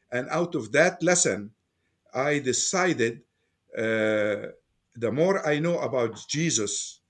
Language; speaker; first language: English; non-native, fluent; Arabic